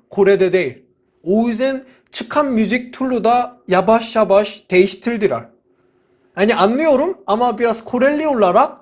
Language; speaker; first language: Turkish; non-native, fluent; Korean